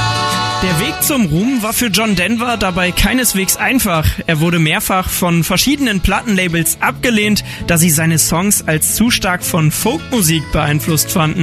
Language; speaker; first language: German; native; German